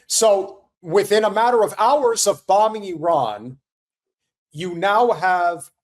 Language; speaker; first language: English; native; English